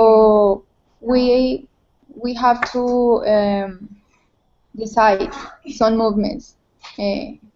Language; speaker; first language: English; non-native, learner; Spanish